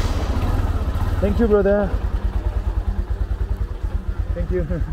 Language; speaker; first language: English; non-native, fluent; French